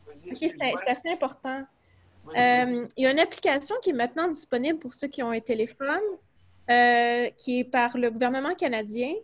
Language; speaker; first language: French; native; French